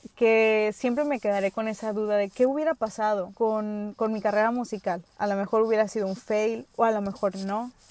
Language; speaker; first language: Spanish; early bilingual, other home language; English